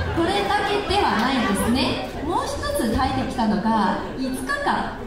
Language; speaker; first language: Japanese; non-native, fluent; Chinese